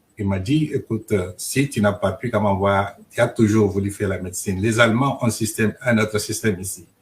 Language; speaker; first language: French; non-native, local second language; Luba-Lulua